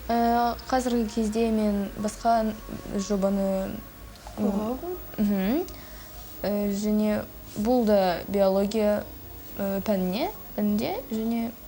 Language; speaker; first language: Kazakh; non-native, local second language; Russian